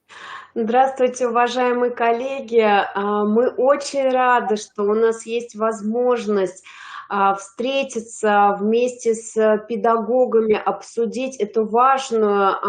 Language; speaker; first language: Russian; native; Russian